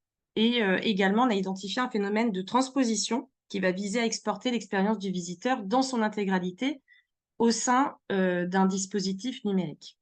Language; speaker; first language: French; native; French